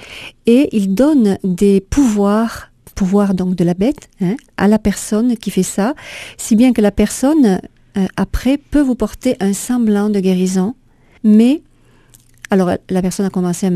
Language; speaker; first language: French; native; French